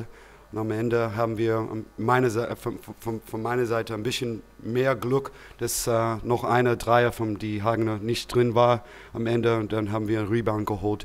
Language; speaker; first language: German; non-native, fluent; English